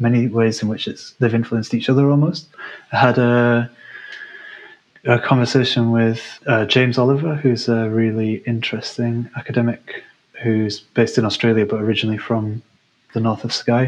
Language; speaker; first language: English; native; English